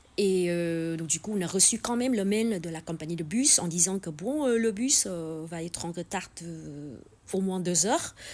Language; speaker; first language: French; non-native, fluent; Vietnamese